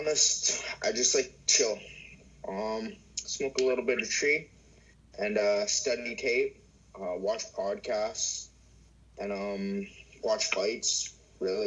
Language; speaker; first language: English; native; English